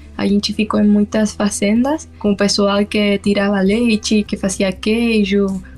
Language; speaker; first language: Portuguese; non-native, fluent; Spanish